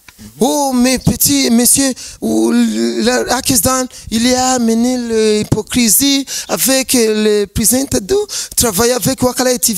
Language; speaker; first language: French; non-native, learner; Rundi